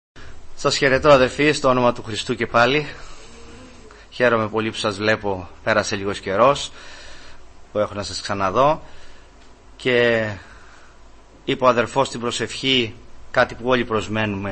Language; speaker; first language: Greek; native; Greek